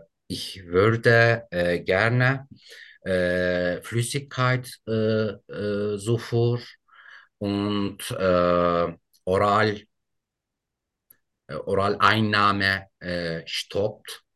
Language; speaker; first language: German; non-native, learner; Turkish